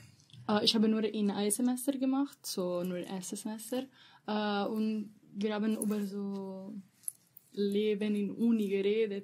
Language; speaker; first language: German; non-native, learner; Italian